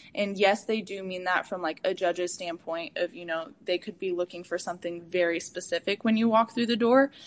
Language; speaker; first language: English; native; English